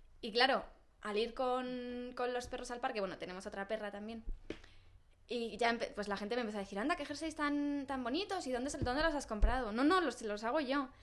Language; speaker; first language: Spanish; native; Spanish